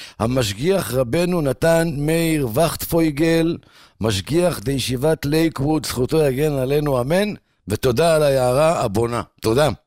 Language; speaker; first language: Hebrew; native; Hebrew